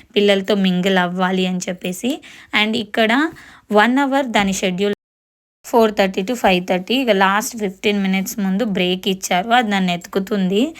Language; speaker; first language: Telugu; non-native, local second language; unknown